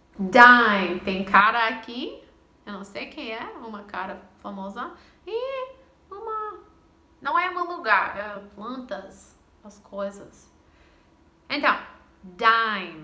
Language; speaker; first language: Portuguese; non-native, fluent; English